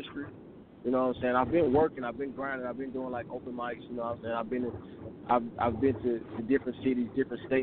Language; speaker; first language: English; native; English